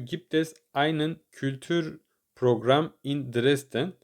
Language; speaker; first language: German; non-native, learner; Turkish